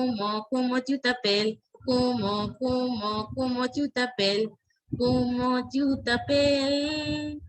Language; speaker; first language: French; non-native, fluent; Hindi